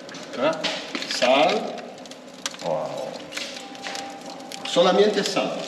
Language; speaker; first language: Spanish; non-native, learner; Portuguese